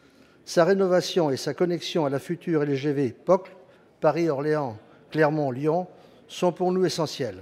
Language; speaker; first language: French; native; French